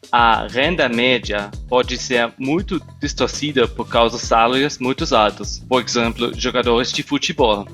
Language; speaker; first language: Portuguese; non-native, fluent; German